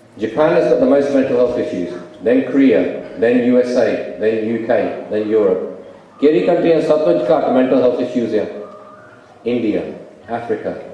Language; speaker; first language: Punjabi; early bilingual, heritage; Punjabi